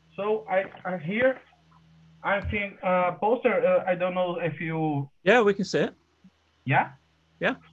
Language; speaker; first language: English; non-native, learner; Portuguese